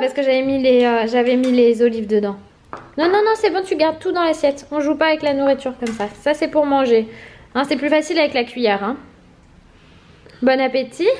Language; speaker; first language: French; native; French